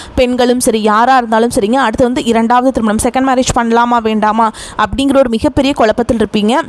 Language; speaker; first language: Tamil; native; Tamil